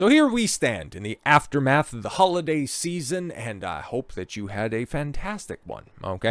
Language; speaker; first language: English; native; English